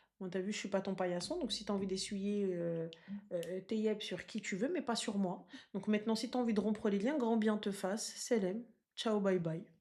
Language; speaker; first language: French; native; French